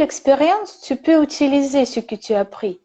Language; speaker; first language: French; non-native, learner; Russian